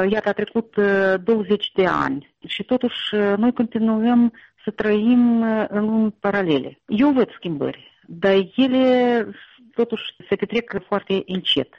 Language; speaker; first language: Romanian; non-native, local second language; Russian